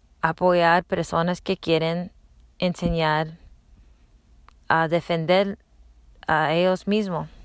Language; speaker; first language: Spanish; non-native, learner; English